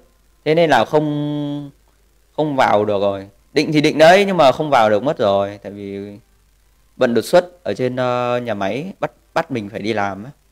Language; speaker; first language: Vietnamese; native; Vietnamese